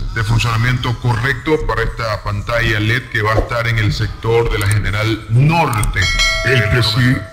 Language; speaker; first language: Spanish; native; Spanish